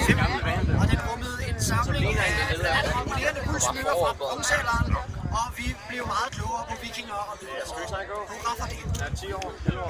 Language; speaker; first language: Danish; native; Danish